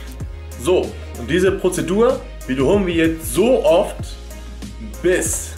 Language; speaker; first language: German; native; German